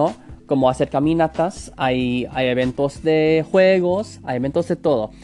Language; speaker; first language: Spanish; non-native, fluent; English